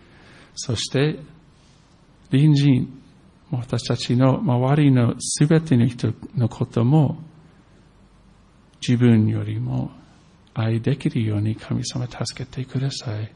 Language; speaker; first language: Japanese; non-native, fluent; English